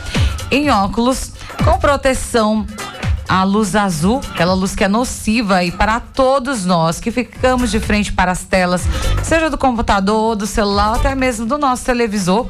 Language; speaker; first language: Portuguese; native; Portuguese